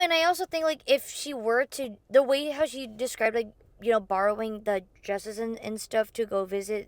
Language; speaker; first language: English; native; English